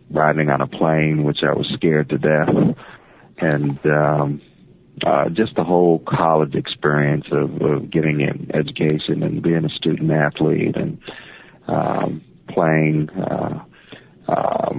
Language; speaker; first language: English; native; English